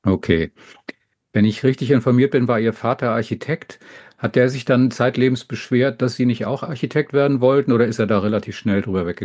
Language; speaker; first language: German; native; German